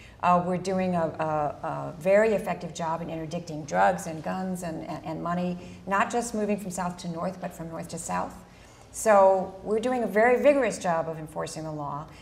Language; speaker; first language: English; early bilingual, other home language; Spanish